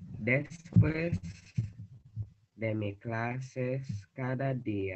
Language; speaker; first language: Spanish; non-native, learner; English